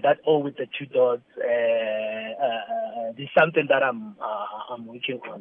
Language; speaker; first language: English; non-native, local second language; Zulu